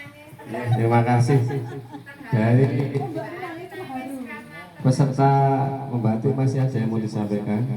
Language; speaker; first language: Indonesian; native; Indonesian